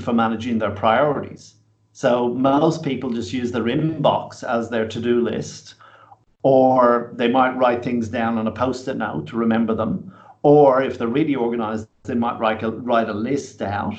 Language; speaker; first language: English; native; English